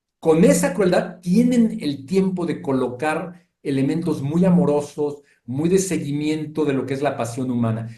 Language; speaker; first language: Spanish; native; Spanish